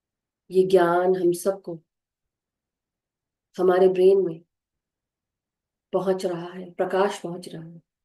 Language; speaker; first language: Hindi; native; Hindi